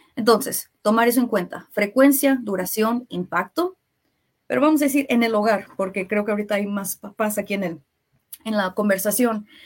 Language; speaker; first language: Spanish; native; Spanish